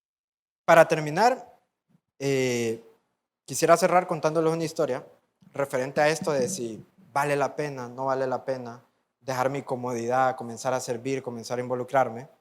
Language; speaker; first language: Spanish; native; Spanish